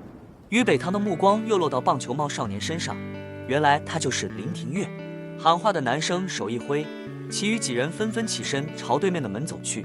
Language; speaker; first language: Chinese; native; Chinese